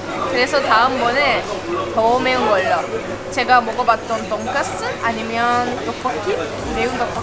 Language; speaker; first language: Korean; non-native, fluent; Turkish